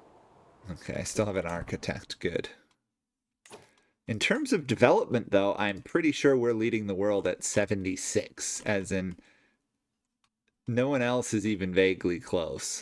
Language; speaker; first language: English; native; English